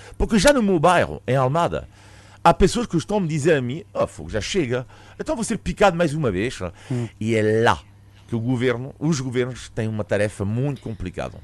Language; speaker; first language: Portuguese; non-native, fluent; French